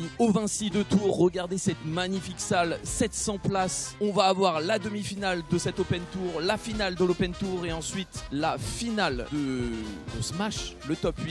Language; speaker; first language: French; native; French